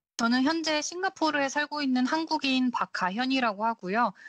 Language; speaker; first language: Korean; native; Korean